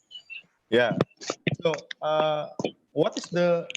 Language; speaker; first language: English; non-native, fluent; Indonesian